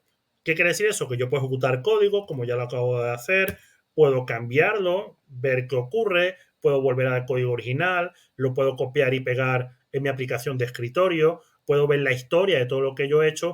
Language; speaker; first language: Spanish; native; Spanish